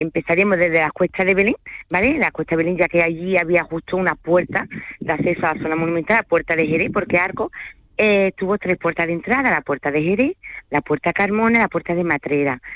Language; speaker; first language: Spanish; early bilingual, other home language; French